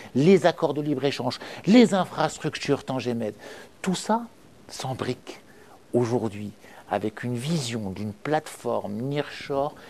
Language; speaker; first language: French; non-native, local second language; Arabic